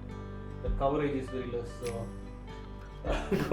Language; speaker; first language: English; non-native, local second language; Tamil